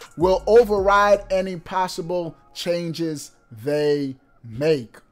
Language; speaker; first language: English; native; English